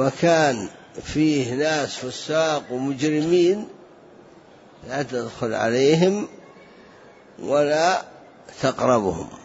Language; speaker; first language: Arabic; native; Arabic